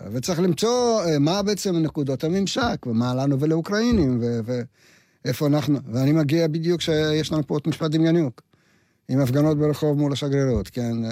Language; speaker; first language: Hebrew; non-native, fluent; Russian